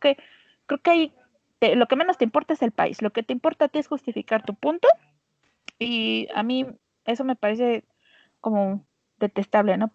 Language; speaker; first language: Spanish; native; Spanish